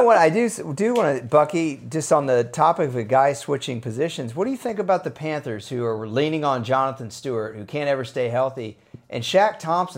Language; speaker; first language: English; native; English